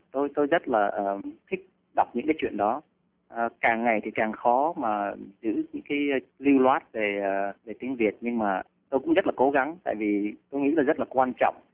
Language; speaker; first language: Vietnamese; early bilingual, heritage; Vietnamese